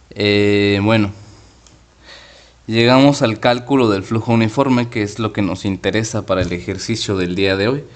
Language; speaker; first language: Spanish; native; Spanish